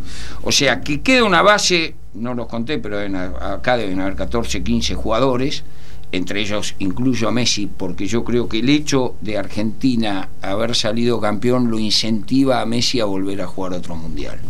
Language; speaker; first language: Spanish; native; Spanish